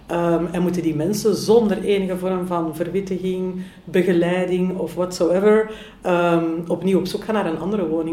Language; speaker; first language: Dutch; native; Dutch